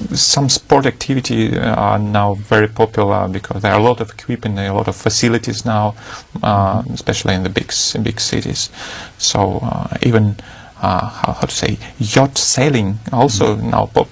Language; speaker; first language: English; non-native, fluent; Russian